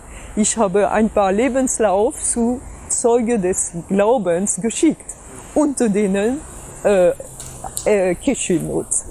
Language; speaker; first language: German; non-native, fluent; French